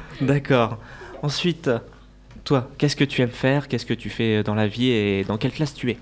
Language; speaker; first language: French; native; French